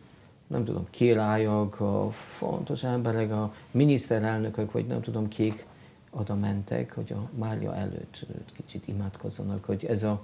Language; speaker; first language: Hungarian; non-native, fluent; Polish